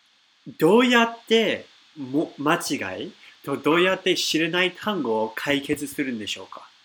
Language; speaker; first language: Japanese; non-native, fluent; English